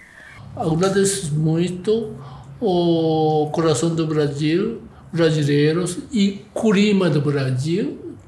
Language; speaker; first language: Portuguese; non-native, learner; Japanese